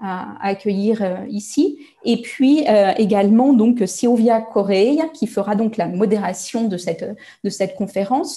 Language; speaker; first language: French; native; French